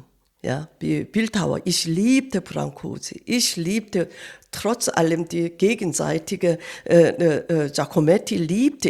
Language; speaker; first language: German; non-native, fluent; Korean